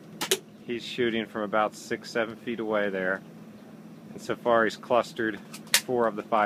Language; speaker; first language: English; native; English